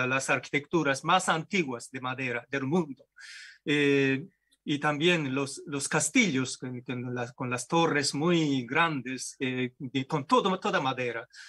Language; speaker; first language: Spanish; non-native, fluent; Japanese